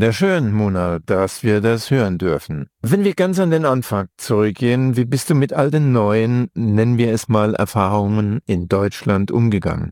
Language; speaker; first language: German; native; German